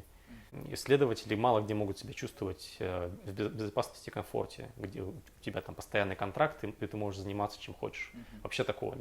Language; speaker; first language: Russian; native; Russian